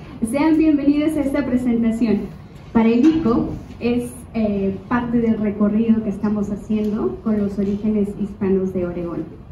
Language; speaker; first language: Spanish; native; Spanish